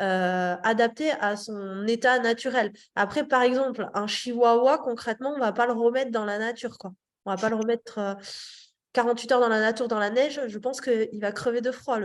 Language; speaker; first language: French; native; French